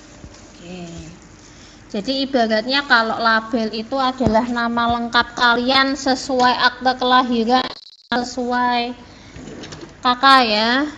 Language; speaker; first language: Indonesian; native; Indonesian